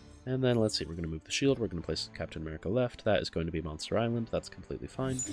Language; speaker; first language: English; native; English